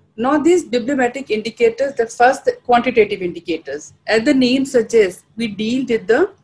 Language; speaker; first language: English; non-native, local second language; Hindi